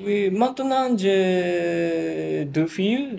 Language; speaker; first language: French; non-native, learner; Japanese